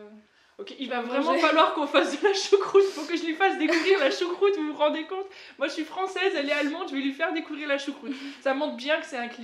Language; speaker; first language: French; native; French